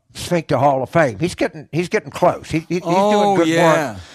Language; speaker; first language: English; native; English